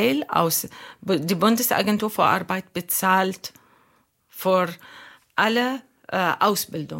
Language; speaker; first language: German; non-native, local second language; Arabic